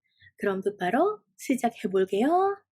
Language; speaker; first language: Korean; non-native, fluent; Indonesian